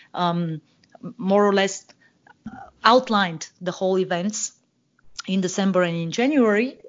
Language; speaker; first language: English; non-native, fluent; Bulgarian